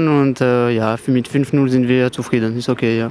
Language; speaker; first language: German; non-native, fluent; French